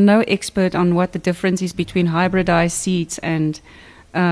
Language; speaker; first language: English; non-native, local second language; Afrikaans